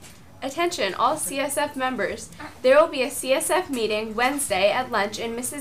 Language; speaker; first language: English; native; English